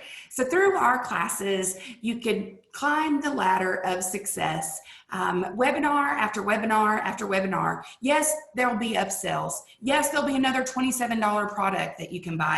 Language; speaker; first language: English; native; English